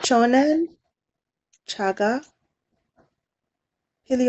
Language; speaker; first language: Korean; non-native, learner; English